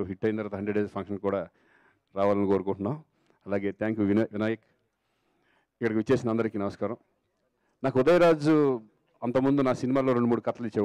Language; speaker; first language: Telugu; native; Telugu